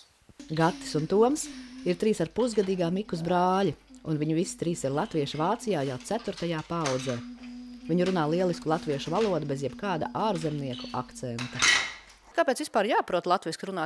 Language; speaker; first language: Latvian; native; Latvian